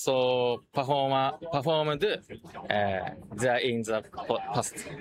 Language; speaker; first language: English; non-native, learner; Japanese